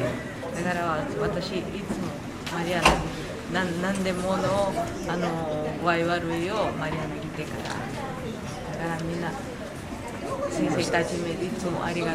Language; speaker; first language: Japanese; non-native, learner; Portuguese